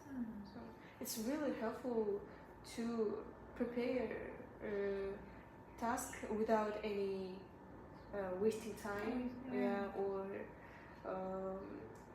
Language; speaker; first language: English; non-native, learner; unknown